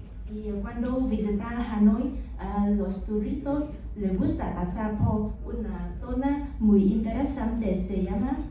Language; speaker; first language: Spanish; non-native, learner; Vietnamese